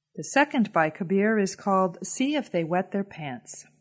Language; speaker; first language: English; native; English